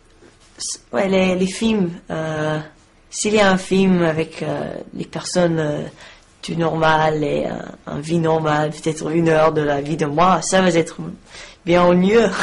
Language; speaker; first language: French; non-native, learner; English